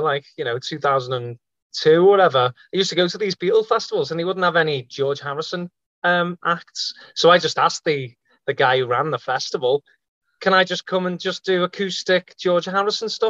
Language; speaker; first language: English; native; English